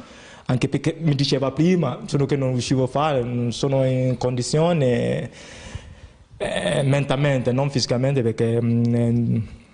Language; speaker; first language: Italian; non-native, fluent; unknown